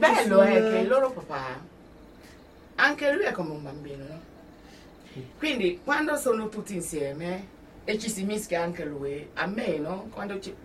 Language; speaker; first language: Italian; non-native, fluent; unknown